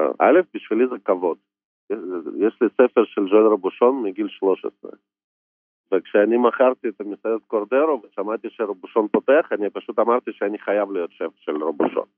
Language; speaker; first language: Hebrew; non-native, fluent; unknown